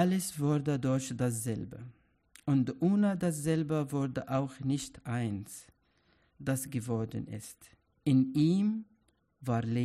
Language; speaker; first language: German; non-native, fluent; Arabic